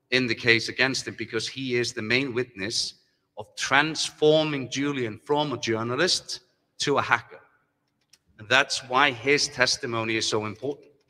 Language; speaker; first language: English; non-native, fluent; German